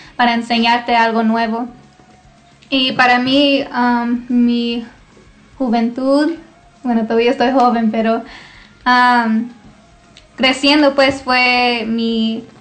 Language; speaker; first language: Spanish; early bilingual, heritage; Spanish